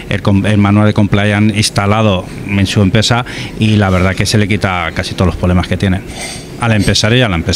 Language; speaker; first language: Spanish; native; Spanish